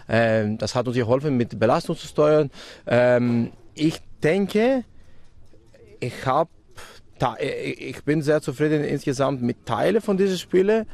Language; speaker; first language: German; non-native, fluent; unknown